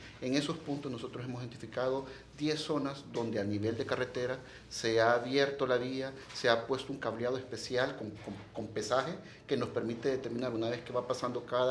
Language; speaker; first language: Spanish; native; Spanish